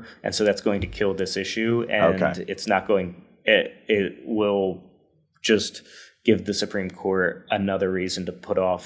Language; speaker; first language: English; native; English